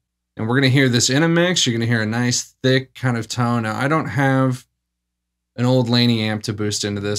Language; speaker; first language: English; native; English